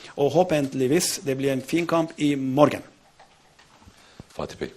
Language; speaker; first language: Norwegian; non-native, fluent; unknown